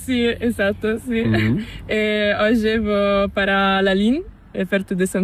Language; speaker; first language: Spanish; non-native, learner; Portuguese